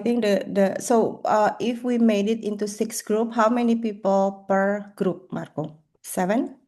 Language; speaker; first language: English; non-native, fluent; Indonesian